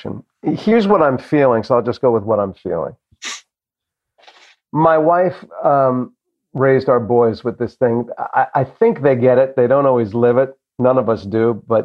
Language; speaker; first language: English; native; English